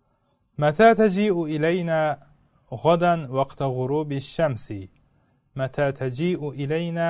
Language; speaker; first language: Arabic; non-native, fluent; Uzbek